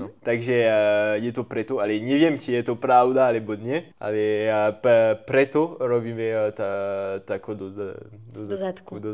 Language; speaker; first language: Slovak; non-native, fluent; French